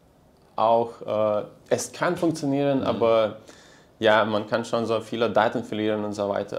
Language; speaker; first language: German; non-native, fluent; Lithuanian